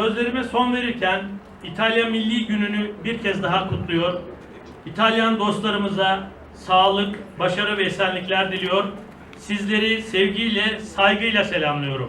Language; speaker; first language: Turkish; native; Turkish